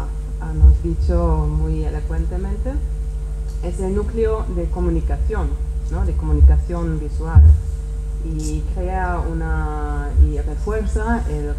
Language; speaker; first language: Spanish; non-native, fluent; Czech